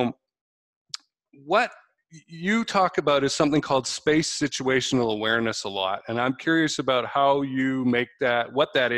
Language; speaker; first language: English; native; English